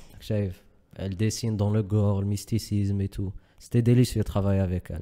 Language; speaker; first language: French; non-native, local second language; Arabic